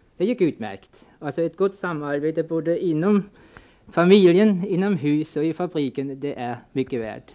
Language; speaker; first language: Swedish; non-native, fluent; German